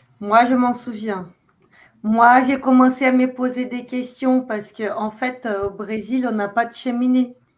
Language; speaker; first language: French; non-native, fluent; Portuguese